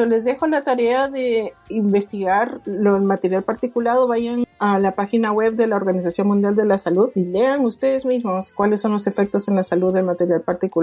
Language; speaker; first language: Spanish; native; Spanish